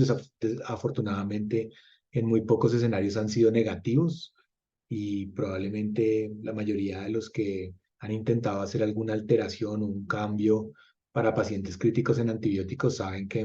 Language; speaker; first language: Spanish; native; Spanish